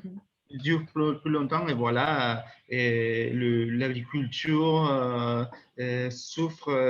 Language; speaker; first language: French; non-native, learner; Spanish